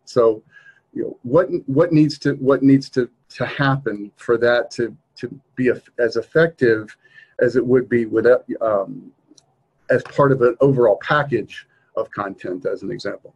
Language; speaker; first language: English; native; English